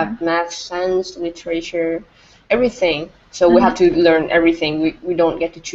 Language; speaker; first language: English; non-native, fluent; Vietnamese